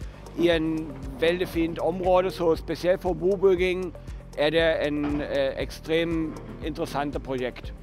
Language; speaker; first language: Norwegian; non-native, fluent; German